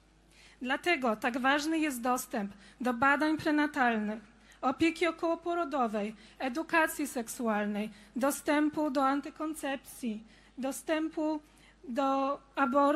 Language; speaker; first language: Polish; native; Polish